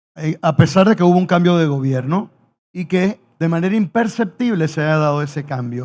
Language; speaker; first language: Spanish; native; Spanish